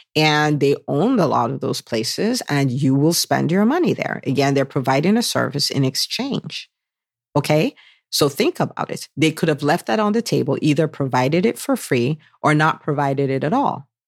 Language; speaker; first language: English; non-native, local second language; Yoruba